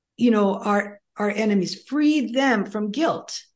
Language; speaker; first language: English; early bilingual, other home language; Greek